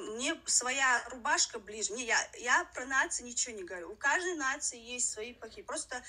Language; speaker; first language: Russian; non-native, local second language; Chechen